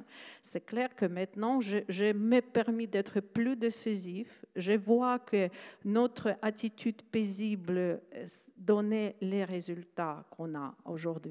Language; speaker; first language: French; non-native, fluent; Ukrainian